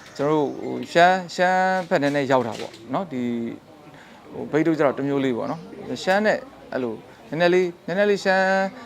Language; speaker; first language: Burmese; non-native, local second language; Shan